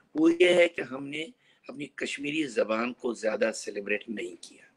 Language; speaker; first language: Hindi; native; Hindi